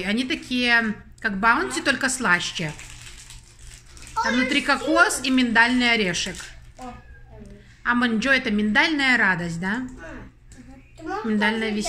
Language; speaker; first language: Russian; native; Russian